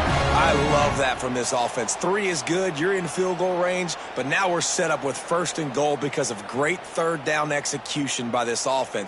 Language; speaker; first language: English; native; English